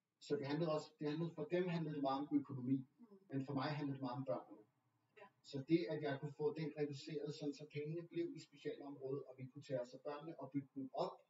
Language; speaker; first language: Danish; early bilingual, other home language; Urdu